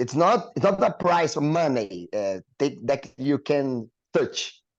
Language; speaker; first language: English; non-native, learner; Portuguese